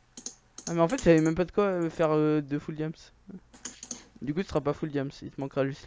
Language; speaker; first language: French; native; French